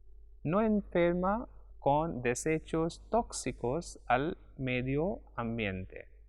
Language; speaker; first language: Spanish; non-native, fluent; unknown